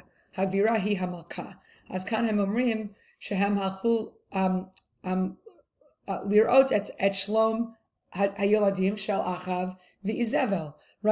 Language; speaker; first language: Hebrew; non-native, fluent; English